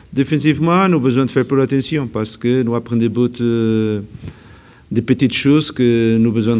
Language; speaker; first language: French; non-native, learner; Portuguese